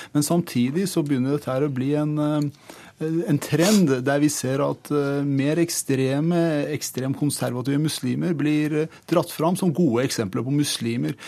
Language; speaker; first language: Norwegian; non-native, fluent; Persian